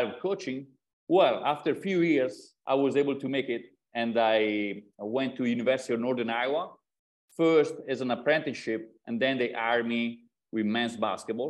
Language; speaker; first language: English; non-native, fluent; Italian